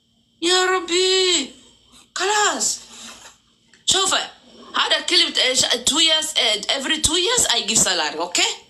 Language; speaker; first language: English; non-native, learner; Arabic